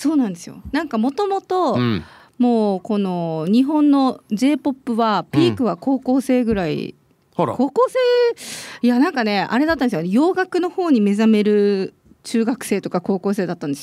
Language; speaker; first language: Japanese; native; Japanese